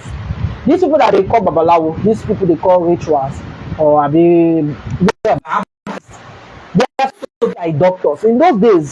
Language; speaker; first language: English; non-native, local second language; Igbo